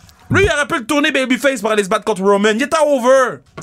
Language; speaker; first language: French; native; French